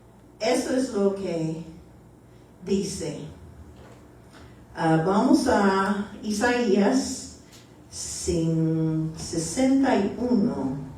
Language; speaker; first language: Spanish; early bilingual, heritage; Spanish